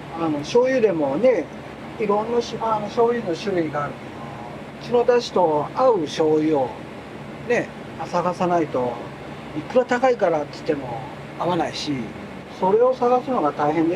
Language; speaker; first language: Japanese; native; Japanese